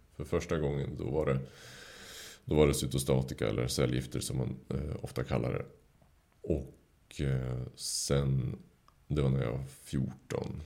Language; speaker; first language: Swedish; native; Swedish